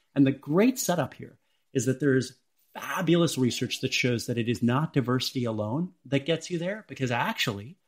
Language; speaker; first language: English; native; English